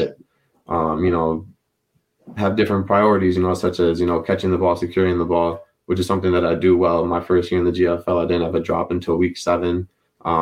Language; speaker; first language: English; native; English